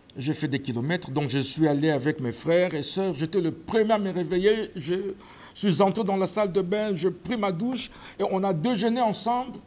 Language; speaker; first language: French; non-native, local second language; Lingala